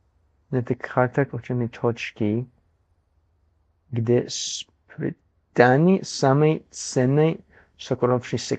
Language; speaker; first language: Russian; non-native, learner; English